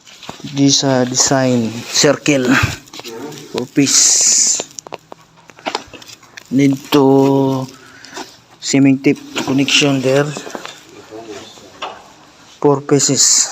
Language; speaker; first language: English; non-native, learner; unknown